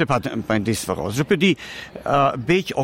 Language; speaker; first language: French; non-native, learner; Romansh